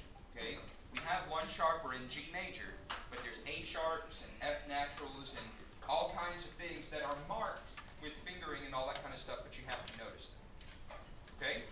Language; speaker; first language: English; native; English